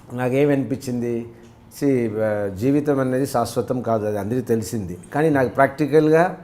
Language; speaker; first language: Telugu; early bilingual, heritage; Telugu